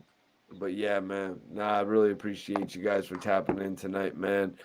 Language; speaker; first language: English; native; English